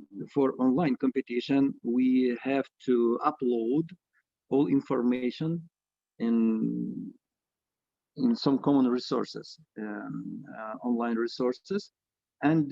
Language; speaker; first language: English; non-native, fluent; Russian